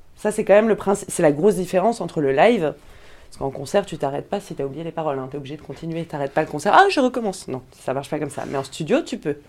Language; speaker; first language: French; native; French